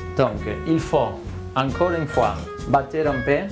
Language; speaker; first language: French; non-native, fluent; Spanish